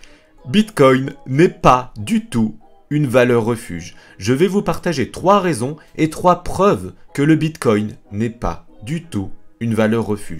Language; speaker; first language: French; native; French